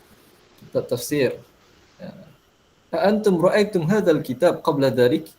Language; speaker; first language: Arabic; non-native, fluent; Malay